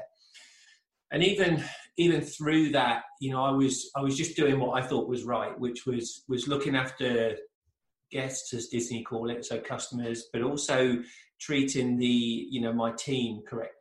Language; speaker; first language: English; native; English